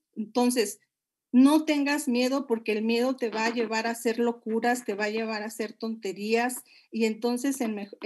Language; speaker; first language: Spanish; native; Spanish